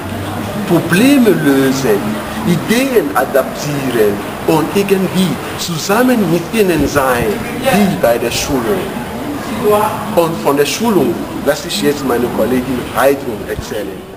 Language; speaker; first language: German; non-native, fluent; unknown